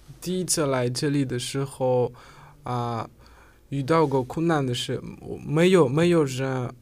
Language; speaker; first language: Chinese; non-native, learner; Uzbek